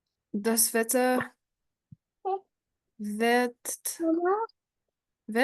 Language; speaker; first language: German; non-native, learner; French